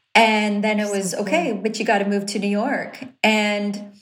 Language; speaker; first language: English; native; English